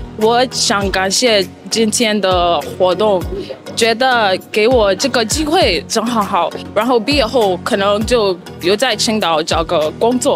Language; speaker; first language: Chinese; non-native, fluent; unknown